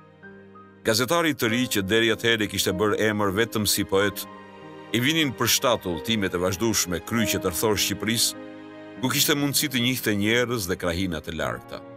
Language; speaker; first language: Albanian; native; Albanian